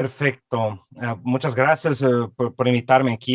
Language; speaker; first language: Spanish; non-native, fluent; Portuguese